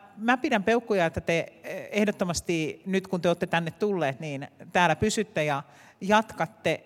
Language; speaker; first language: Finnish; native; Finnish